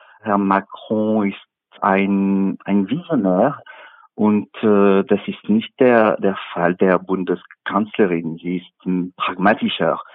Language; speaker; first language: German; non-native, fluent; French